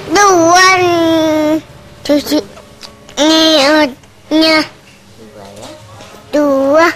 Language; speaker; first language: Indonesian; native; Indonesian